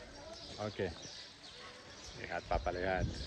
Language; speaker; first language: Indonesian; non-native, learner; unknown